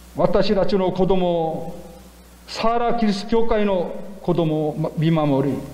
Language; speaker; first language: Japanese; non-native, fluent; Korean